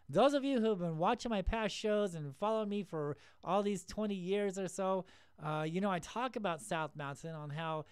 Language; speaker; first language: English; native; English